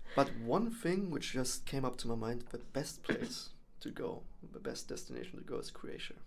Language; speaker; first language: English; non-native, fluent; German